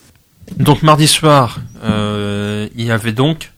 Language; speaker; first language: French; native; French